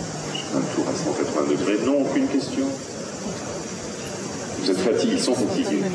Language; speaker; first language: French; native; French